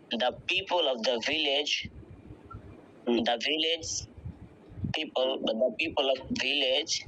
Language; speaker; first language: English; non-native, learner; Bangla